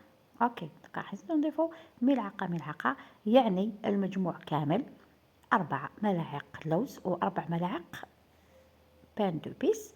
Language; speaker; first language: Arabic; native; Arabic